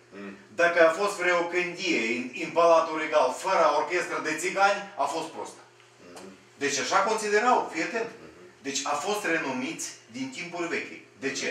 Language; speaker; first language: Romanian; non-native, fluent; Russian